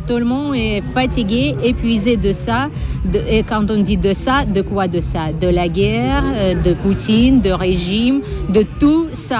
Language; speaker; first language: French; non-native, fluent; Russian